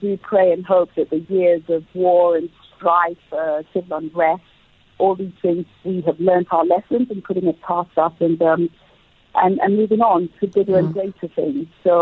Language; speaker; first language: English; non-native, local second language; Krio